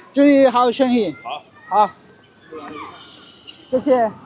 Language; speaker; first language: Chinese; non-native, learner; Amharic